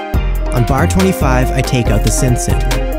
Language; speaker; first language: English; native; English